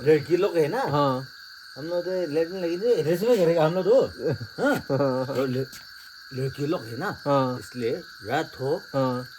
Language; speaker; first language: Hindi; non-native, local second language; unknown